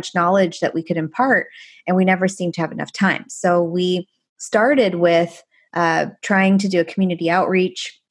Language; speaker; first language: English; non-native, fluent; Persian